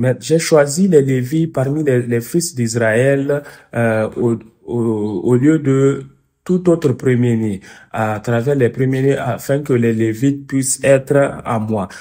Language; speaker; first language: French; non-native, fluent; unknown